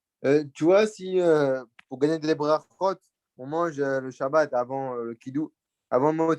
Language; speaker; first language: French; native; French